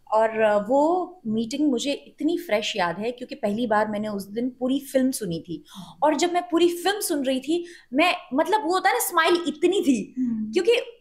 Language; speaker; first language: Hindi; native; Hindi